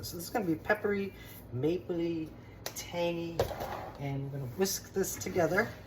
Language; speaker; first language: English; native; English